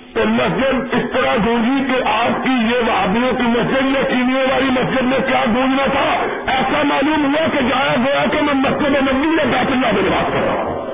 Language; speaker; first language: Urdu; non-native, local second language; Punjabi